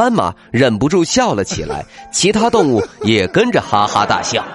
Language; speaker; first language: Chinese; native; Chinese